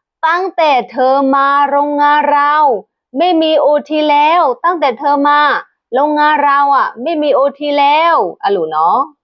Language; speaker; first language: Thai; non-native, fluent; Burmese